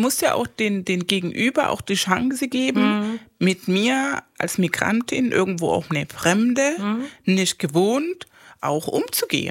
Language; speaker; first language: German; non-native, fluent; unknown